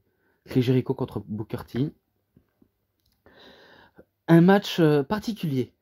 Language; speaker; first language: French; native; French